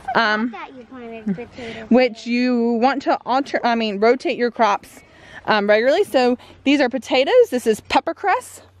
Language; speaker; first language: English; native; English